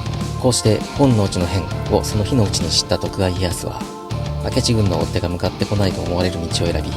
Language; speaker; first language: Japanese; native; Japanese